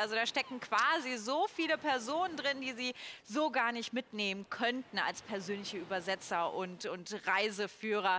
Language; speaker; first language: German; native; German